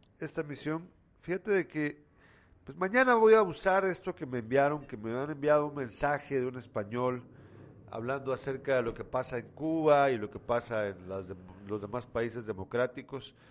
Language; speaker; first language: Spanish; native; Spanish